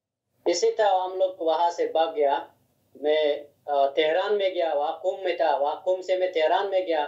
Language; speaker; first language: Hindi; non-native, learner; Hazaragi